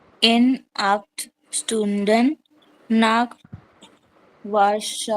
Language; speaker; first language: German; non-native, learner; Hindi